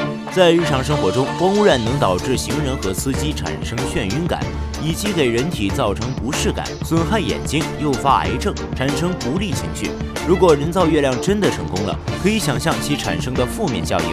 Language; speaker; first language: Chinese; native; Chinese